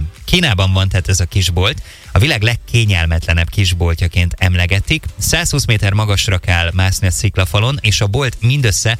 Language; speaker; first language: Hungarian; native; Hungarian